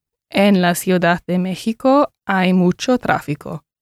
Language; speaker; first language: Spanish; non-native, learner; English